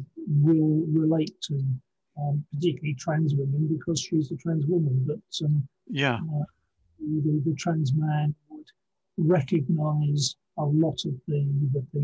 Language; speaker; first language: English; native; English